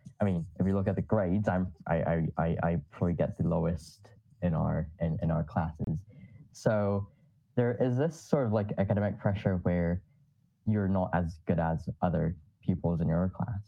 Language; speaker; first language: English; non-native, local second language; Cantonese